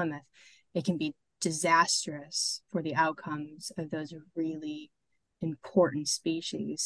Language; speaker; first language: English; native; English